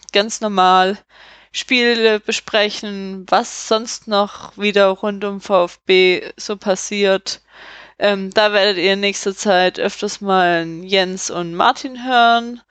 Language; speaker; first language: German; native; German